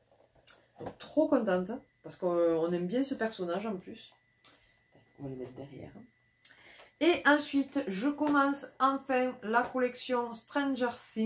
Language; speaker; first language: French; native; French